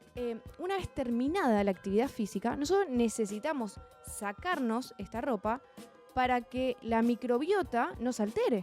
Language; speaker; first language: Spanish; native; Spanish